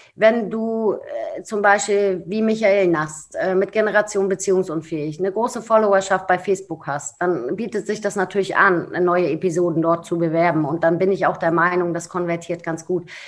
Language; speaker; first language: German; native; German